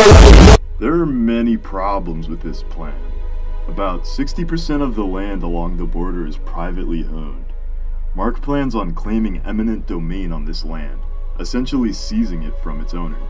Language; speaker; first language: English; native; English